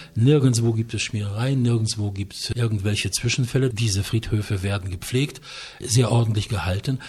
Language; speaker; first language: German; non-native, fluent; Polish